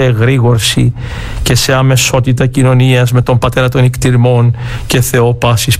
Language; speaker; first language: Greek; native; Greek